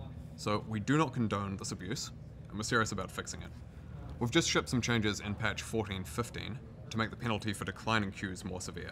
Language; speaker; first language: English; native; English